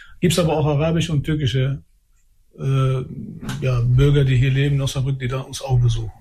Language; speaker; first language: German; early bilingual, other home language; Albanian